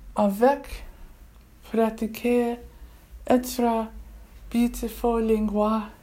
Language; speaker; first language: French; non-native, learner; English